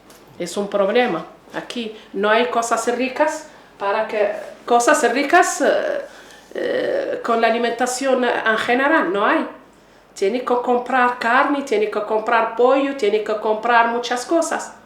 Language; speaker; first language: Spanish; non-native, fluent; Arabic